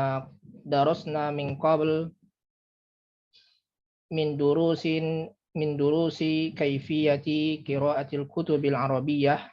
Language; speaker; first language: Arabic; non-native, fluent; Indonesian